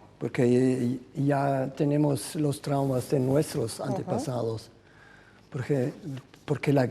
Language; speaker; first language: Spanish; non-native, fluent; German